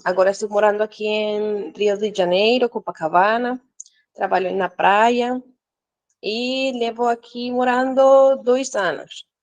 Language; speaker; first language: Portuguese; non-native, learner; Spanish